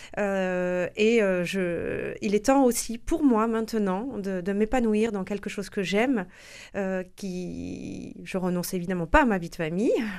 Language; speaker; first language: French; native; French